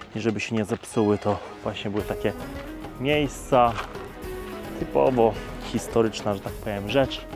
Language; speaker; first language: Polish; native; Polish